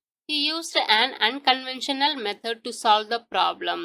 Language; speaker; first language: English; non-native, local second language; Tamil